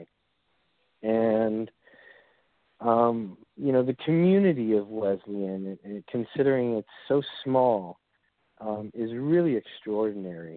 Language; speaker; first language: English; native; English